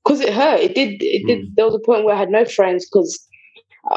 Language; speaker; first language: English; early bilingual, other home language; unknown